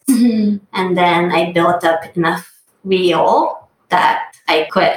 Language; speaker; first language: English; non-native, fluent; Japanese